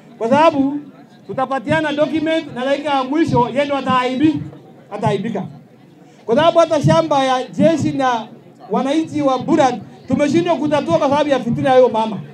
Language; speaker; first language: Swahili; non-native, local second language; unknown